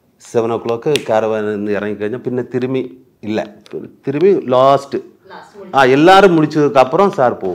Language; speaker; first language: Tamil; non-native, learner; Malayalam